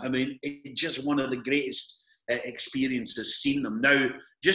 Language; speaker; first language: English; native; English